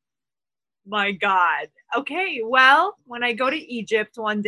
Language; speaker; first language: English; non-native, local second language; Filipino